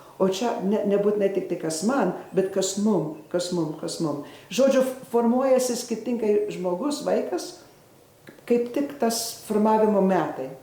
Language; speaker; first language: Lithuanian; early bilingual, heritage; Lithuanian